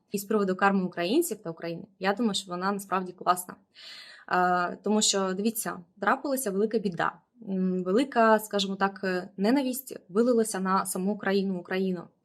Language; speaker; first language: Ukrainian; non-native, local second language; Russian